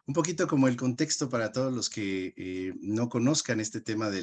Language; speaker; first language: Spanish; native; Spanish